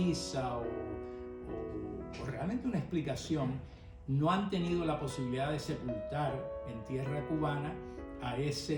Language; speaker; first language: Spanish; early bilingual, other home language; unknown